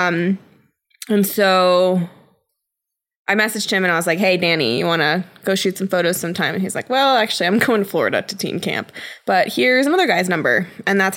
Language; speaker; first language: English; native; English